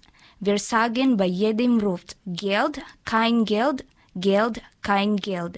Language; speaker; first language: German; non-native, learner; Filipino